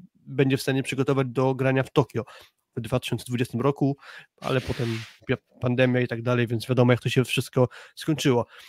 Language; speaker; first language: Polish; native; Polish